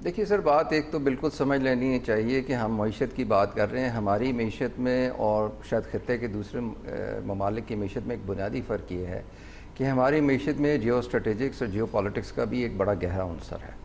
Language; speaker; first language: Urdu; native; Urdu